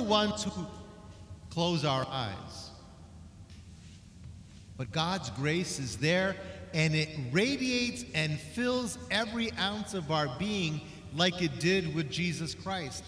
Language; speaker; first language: English; native; English